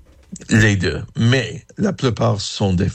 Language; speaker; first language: French; non-native, learner; English